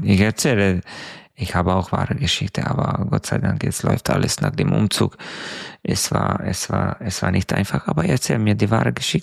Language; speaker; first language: German; non-native, fluent; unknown